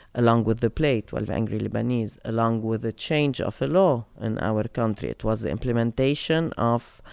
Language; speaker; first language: English; non-native, fluent; Arabic